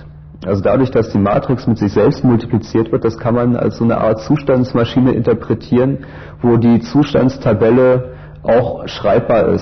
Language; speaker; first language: German; native; German